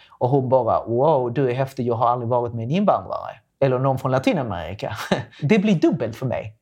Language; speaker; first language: Swedish; non-native, fluent; Spanish